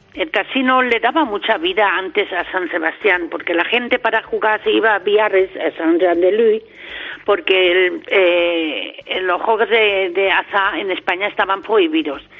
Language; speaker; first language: Spanish; non-native, fluent; German